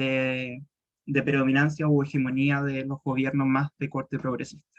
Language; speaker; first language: Spanish; native; Spanish